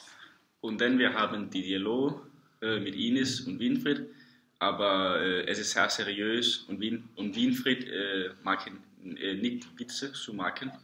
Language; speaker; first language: German; non-native, learner; Danish